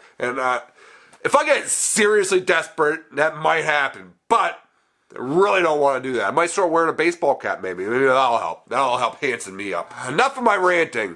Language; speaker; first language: English; native; English